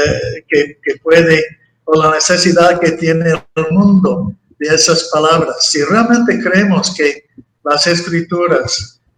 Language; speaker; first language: Spanish; non-native, fluent; English